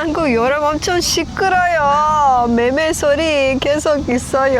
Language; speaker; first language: Korean; non-native, learner; Persian